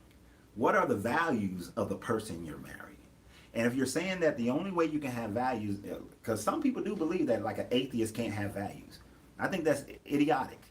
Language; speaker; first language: English; native; English